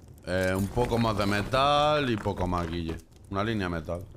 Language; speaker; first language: Spanish; native; Spanish